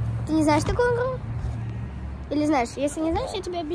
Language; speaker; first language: Russian; early bilingual, heritage; Russian